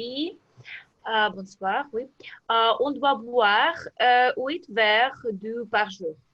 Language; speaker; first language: French; non-native, learner; Russian